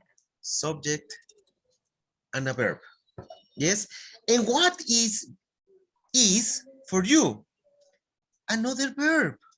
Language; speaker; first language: English; non-native, fluent; Spanish